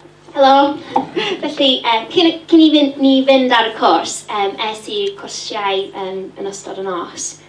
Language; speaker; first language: Welsh; non-native, learner; English